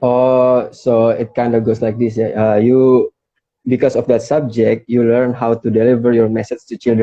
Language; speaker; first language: English; non-native, fluent; Indonesian